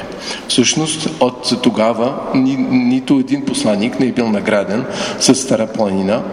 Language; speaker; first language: Bulgarian; non-native, fluent; French